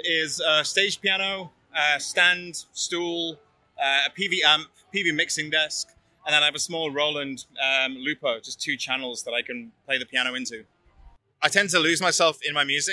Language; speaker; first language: English; native; English